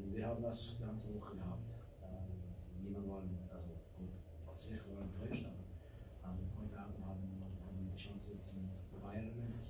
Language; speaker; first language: German; non-native, learner; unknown